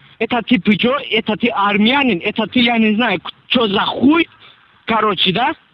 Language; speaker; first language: Russian; non-native, local second language; Azerbaijani